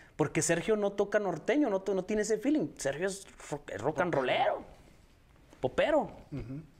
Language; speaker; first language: Spanish; native; Spanish